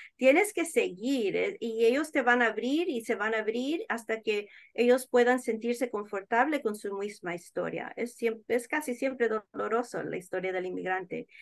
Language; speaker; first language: Spanish; early bilingual, heritage; Spanish